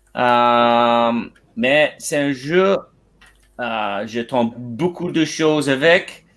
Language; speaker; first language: French; non-native, learner; English